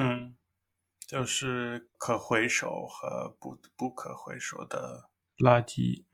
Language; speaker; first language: Chinese; non-native, fluent; English